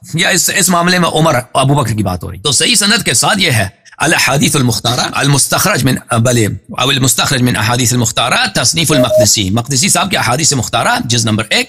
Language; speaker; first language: Urdu; non-native, fluent; Persian